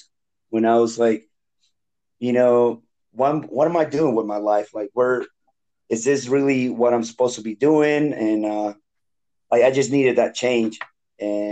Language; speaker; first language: English; non-native, fluent; Spanish